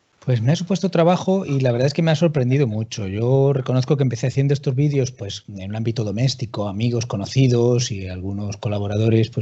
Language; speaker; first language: Spanish; native; Spanish